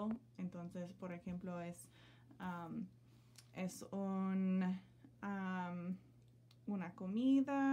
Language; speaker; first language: Spanish; non-native, learner; English